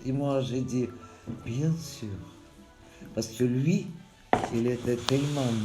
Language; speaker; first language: French; non-native, fluent; Russian